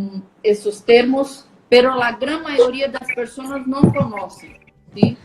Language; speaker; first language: Spanish; non-native, learner; Portuguese